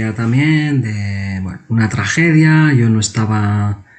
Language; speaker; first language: Spanish; non-native, local second language; Basque